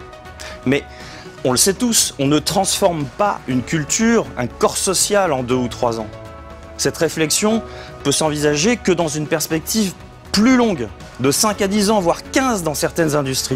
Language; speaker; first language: French; native; French